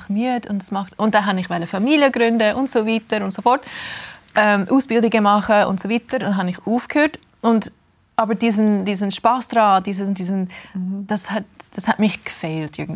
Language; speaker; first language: German; early bilingual, heritage; English